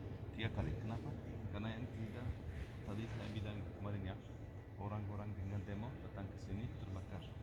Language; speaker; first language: Indonesian; non-native, learner; Turkish